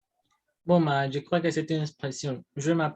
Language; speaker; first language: French; non-native, learner; Spanish